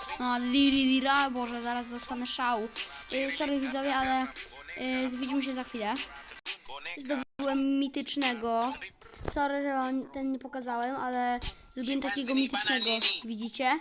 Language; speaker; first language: Polish; native; Polish